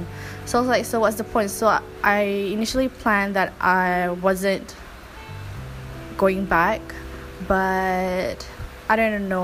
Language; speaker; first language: English; non-native, local second language; Malay